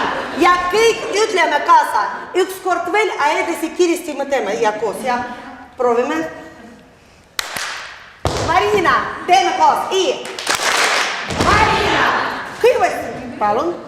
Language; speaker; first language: Estonian; non-native, learner; Russian